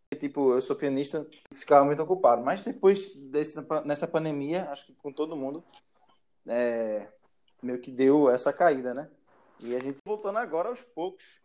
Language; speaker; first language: Portuguese; native; Portuguese